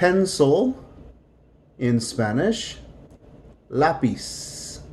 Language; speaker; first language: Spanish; non-native, fluent; English